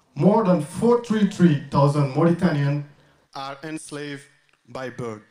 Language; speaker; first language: English; non-native, learner; French